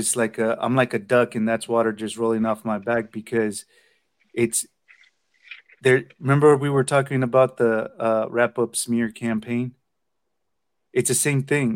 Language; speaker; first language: English; early bilingual, other home language; Spanish